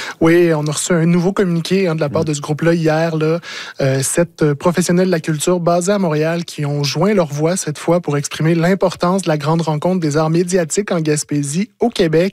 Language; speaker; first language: French; native; French